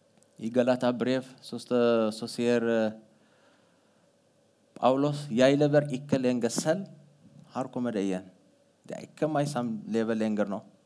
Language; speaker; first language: Norwegian; non-native, fluent; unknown